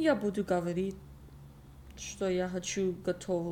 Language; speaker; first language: Russian; non-native, learner; English